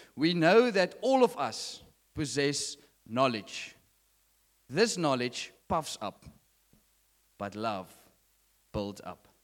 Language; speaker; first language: English; non-native, local second language; Afrikaans